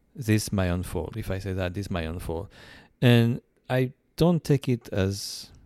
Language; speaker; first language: English; non-native, fluent; French